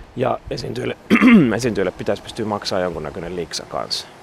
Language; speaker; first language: Finnish; native; Finnish